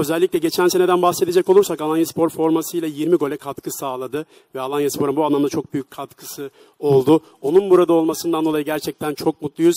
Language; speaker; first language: Turkish; native; Turkish